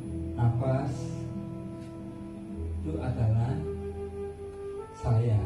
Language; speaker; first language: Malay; non-native, fluent; Bangla